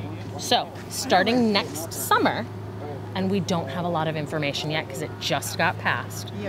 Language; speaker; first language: English; native; English